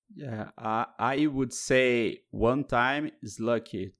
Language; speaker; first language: English; non-native, fluent; Portuguese